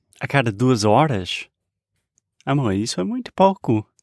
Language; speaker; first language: Portuguese; non-native, fluent; English